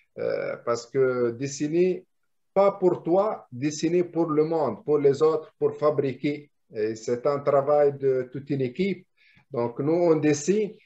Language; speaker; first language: French; non-native, local second language; Arabic